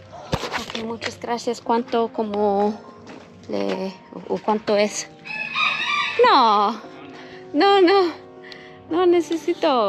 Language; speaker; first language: Spanish; non-native, learner; English